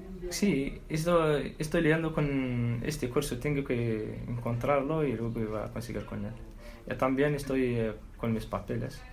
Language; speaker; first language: Spanish; non-native, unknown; Arabic